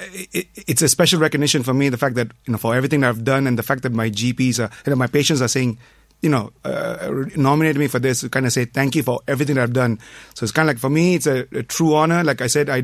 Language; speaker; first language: English; non-native, local second language; Tamil